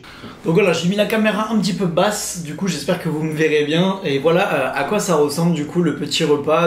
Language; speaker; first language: French; native; French